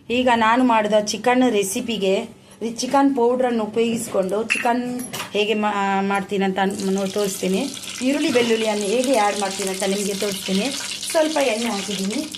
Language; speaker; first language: Kannada; non-native, local second language; Tulu